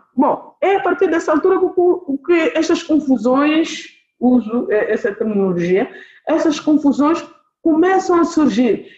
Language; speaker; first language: Portuguese; non-native, local second language; Tsonga